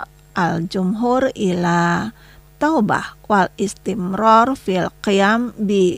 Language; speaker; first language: Arabic; non-native, fluent; Indonesian